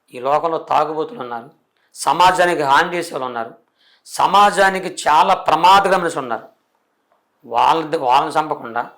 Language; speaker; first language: Telugu; non-native, local second language; Koya